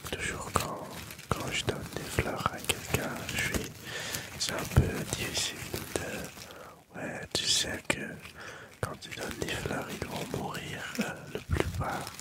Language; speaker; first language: French; non-native, learner; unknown